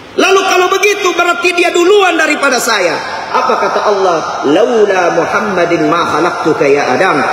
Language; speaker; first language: Malay; non-native, local second language; Buginese